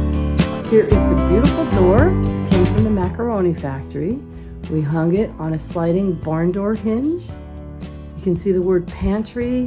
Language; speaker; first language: English; native; English